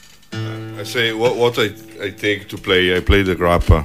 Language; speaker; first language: English; non-native, learner; Italian